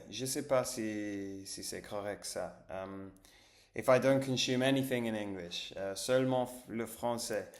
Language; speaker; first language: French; non-native, learner; English